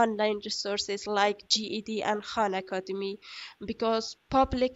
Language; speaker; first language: English; non-native, learner; Persian